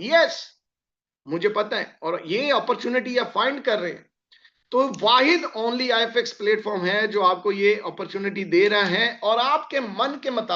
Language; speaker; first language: Hindi; native; Hindi